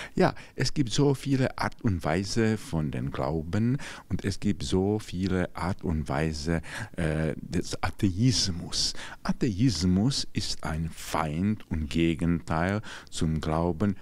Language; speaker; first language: German; non-native, fluent; Czech